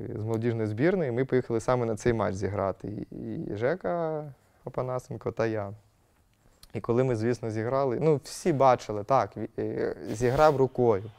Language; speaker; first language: Ukrainian; native; Ukrainian